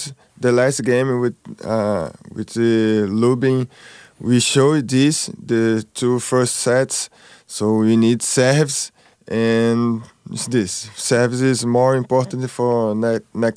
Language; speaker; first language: English; non-native, learner; Portuguese